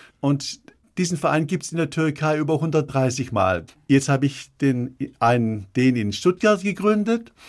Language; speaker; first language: German; early bilingual, other home language; Turkish